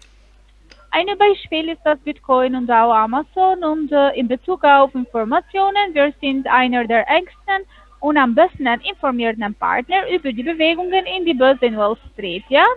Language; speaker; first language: German; non-native, learner; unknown